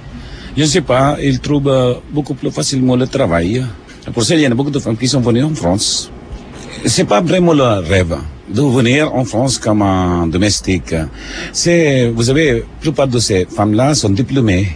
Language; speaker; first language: French; non-native, fluent; Filipino